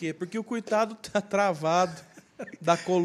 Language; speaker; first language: Portuguese; native; Portuguese